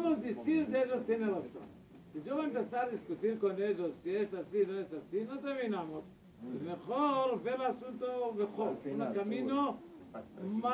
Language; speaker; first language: Spanish; non-native, learner; Hebrew